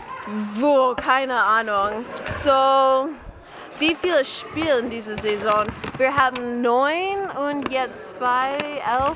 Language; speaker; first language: German; non-native, learner; English